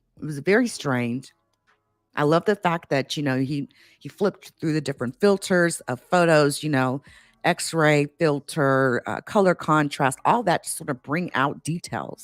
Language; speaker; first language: English; native; English